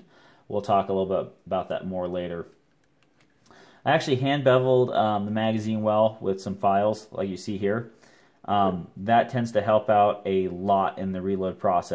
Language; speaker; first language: English; native; English